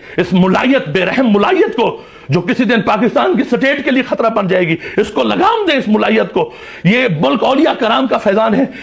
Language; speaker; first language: Urdu; non-native, local second language; Saraiki